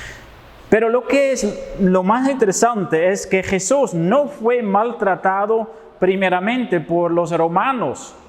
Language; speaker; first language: Spanish; non-native, fluent; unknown